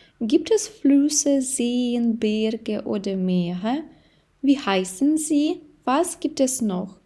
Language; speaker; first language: German; non-native, fluent; Ukrainian